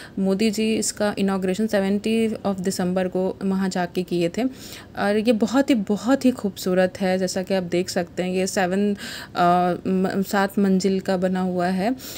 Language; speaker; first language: Hindi; native; Hindi